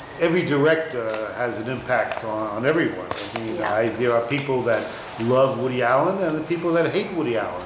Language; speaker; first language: English; native; English